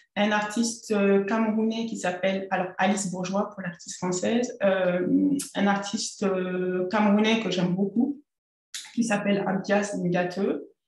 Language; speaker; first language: French; native; French